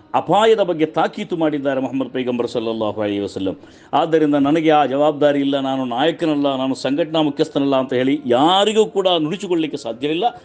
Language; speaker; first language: Kannada; non-native, local second language; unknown